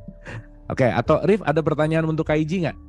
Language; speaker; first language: Indonesian; native; Indonesian